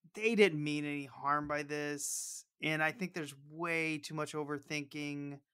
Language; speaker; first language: English; native; English